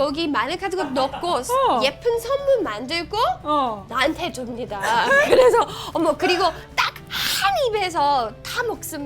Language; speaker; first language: Korean; non-native, fluent; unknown